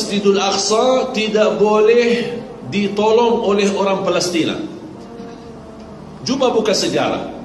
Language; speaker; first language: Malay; non-native, fluent; Arabic